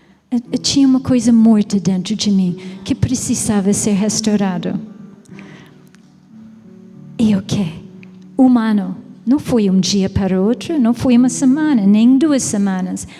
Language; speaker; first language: Portuguese; non-native, fluent; English